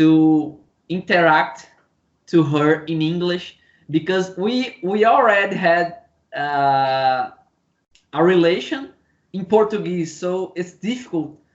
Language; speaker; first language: English; non-native, learner; Portuguese